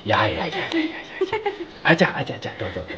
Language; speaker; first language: Japanese; non-native, learner; Chinese